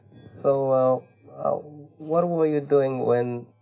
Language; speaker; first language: English; non-native, learner; Japanese